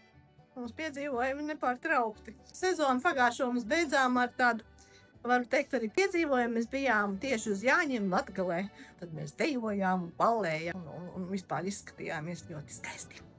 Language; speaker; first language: Latvian; native; Latvian